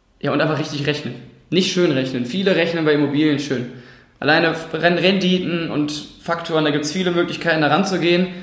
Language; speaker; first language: German; native; German